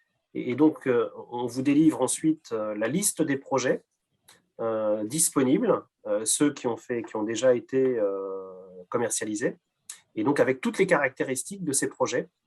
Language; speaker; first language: French; native; French